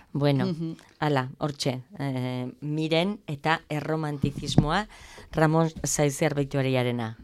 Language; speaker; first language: Basque; native; Basque